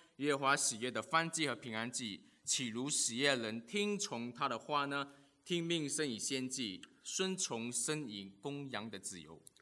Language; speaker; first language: Chinese; non-native, local second language; Cantonese